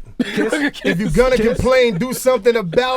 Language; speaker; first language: English; native; English